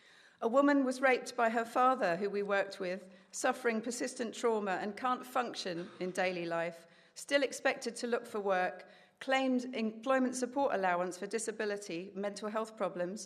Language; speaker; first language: English; native; English